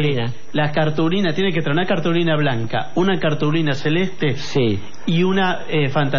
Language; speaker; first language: Spanish; native; Spanish